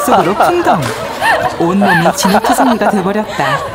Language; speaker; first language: Korean; native; Korean